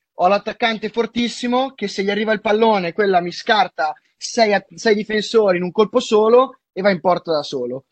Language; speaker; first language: Italian; native; Italian